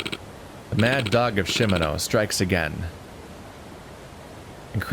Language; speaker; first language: English; native; English